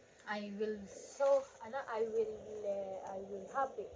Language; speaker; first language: English; non-native, learner; Filipino